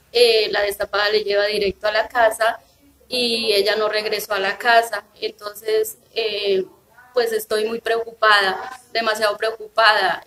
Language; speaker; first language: Spanish; native; Spanish